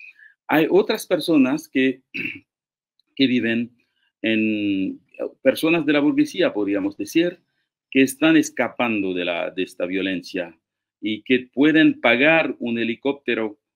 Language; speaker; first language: Spanish; non-native, fluent; Haitian Creole